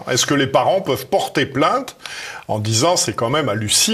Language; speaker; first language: French; native; French